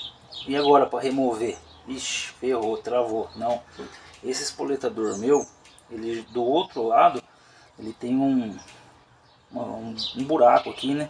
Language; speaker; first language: Portuguese; native; Portuguese